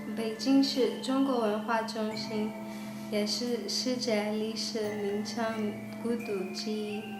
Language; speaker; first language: Chinese; non-native, learner; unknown